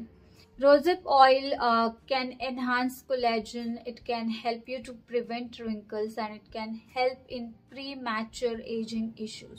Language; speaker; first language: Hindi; native; Hindi